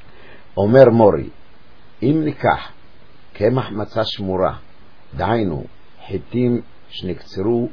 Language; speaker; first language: Hebrew; native; Hebrew